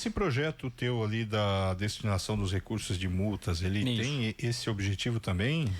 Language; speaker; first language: Portuguese; native; Portuguese